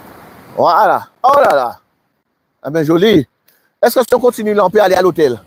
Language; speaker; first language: French; native; French